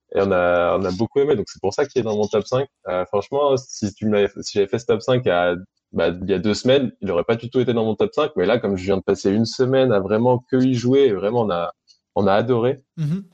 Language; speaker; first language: French; native; French